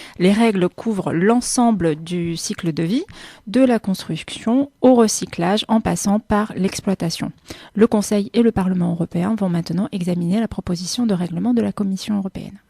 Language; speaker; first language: French; native; French